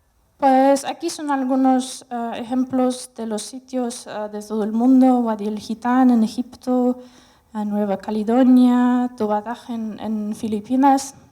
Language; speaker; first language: Spanish; non-native, fluent; Russian